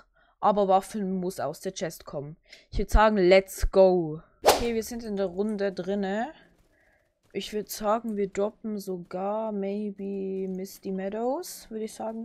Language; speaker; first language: German; native; German